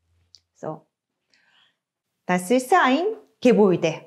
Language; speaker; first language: German; non-native, fluent; Korean